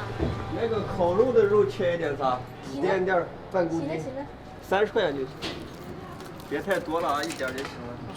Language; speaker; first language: Chinese; native; Chinese